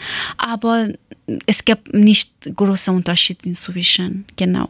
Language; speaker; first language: German; non-native, learner; Persian